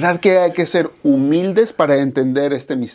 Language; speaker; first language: Spanish; native; Spanish